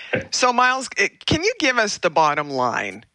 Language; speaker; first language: English; native; English